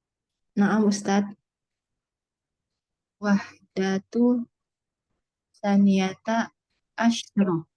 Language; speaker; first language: Arabic; non-native, learner; Indonesian